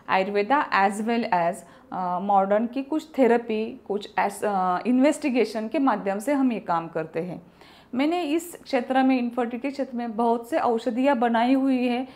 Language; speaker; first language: Hindi; non-native, local second language; Marathi